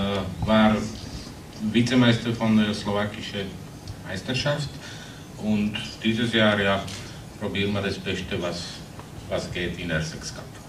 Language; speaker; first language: German; non-native, fluent; Slovak